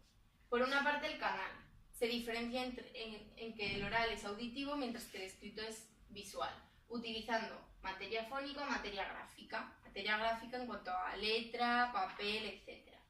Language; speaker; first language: Spanish; native; Spanish